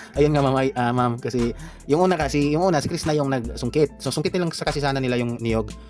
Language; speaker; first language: Filipino; non-native, local second language; Cebuano